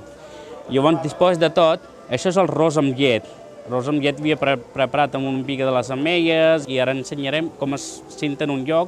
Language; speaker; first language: Catalan; non-native, learner; Punjabi